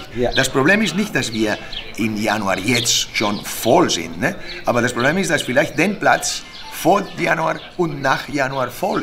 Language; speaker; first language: German; non-native, fluent; Spanish